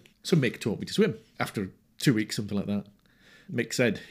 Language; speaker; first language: English; native; English